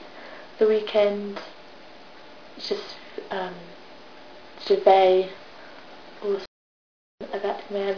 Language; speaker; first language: French; non-native, learner; English